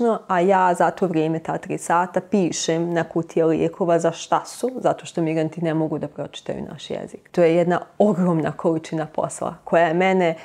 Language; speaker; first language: Bosnian; native; Bosnian